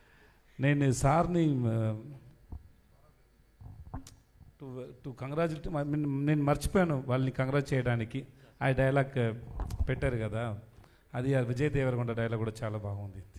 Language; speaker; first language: Telugu; non-native, learner; Tamil